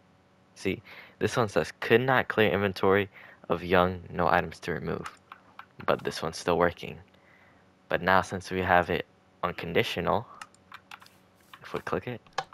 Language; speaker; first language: English; native; English